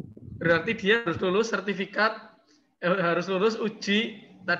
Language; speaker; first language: Indonesian; native; Indonesian